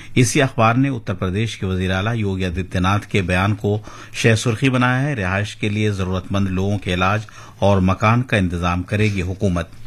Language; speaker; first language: Urdu; native; Urdu